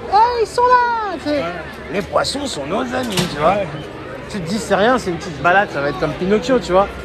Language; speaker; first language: French; early bilingual, other home language; Arabic